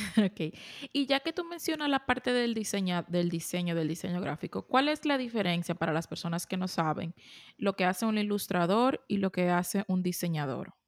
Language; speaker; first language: Spanish; native; Spanish